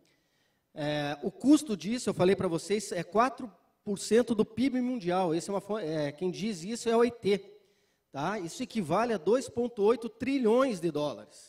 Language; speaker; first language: Portuguese; native; Portuguese